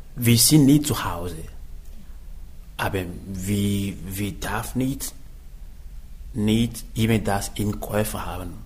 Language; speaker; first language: German; non-native, learner; French